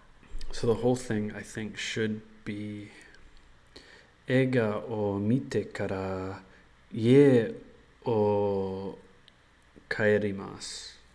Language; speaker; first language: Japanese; non-native, learner; English